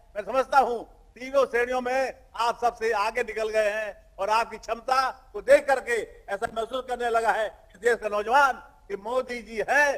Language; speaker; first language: Hindi; native; Hindi